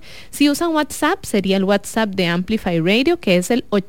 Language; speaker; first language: Spanish; native; Spanish